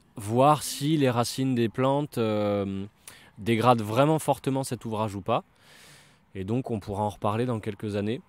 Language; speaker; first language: French; native; French